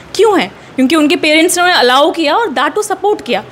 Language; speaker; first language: Hindi; native; Hindi